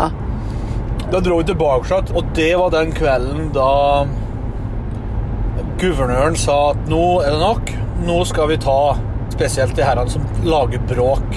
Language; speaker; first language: Norwegian; native; Norwegian